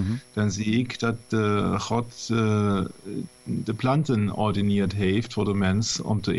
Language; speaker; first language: Dutch; non-native, learner; German